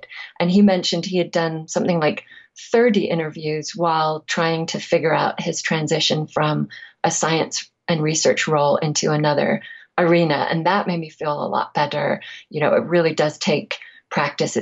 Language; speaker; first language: English; native; English